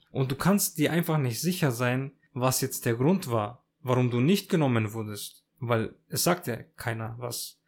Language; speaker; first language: German; early bilingual, other home language; Turkish